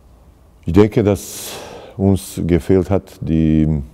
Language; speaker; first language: German; non-native, fluent; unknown